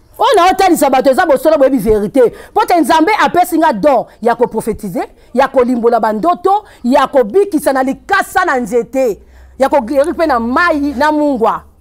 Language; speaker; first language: Lingala; non-native, local second language; Kongo